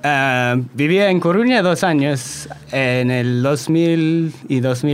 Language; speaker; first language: Spanish; non-native, fluent; English